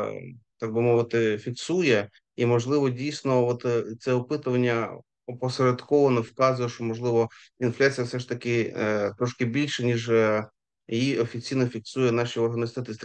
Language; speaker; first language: Ukrainian; native; Ukrainian